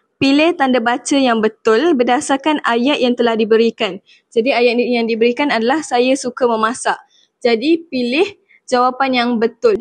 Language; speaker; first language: Malay; native; Malay